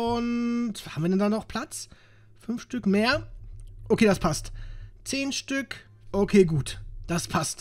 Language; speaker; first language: German; native; German